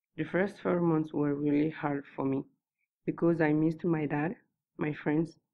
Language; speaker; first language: English; non-native, fluent; Susu